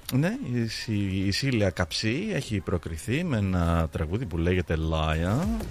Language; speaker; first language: Greek; early bilingual, heritage; Greek